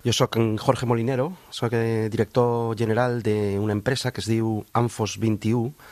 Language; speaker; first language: Catalan; non-native, local second language; Spanish